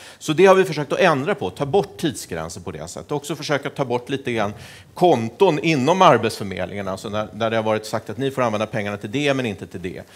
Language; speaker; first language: Swedish; native; Swedish